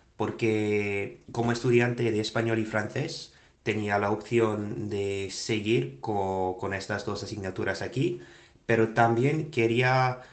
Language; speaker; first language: Spanish; non-native, fluent; English